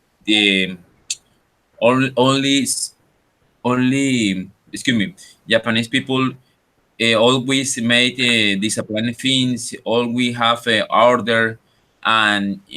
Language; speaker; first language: English; non-native, learner; Spanish